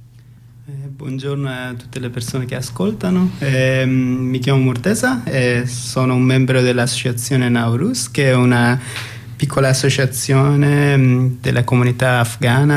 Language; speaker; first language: Italian; non-native, fluent; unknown